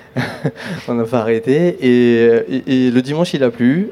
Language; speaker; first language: French; native; French